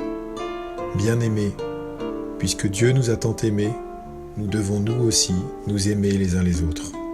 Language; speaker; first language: French; native; French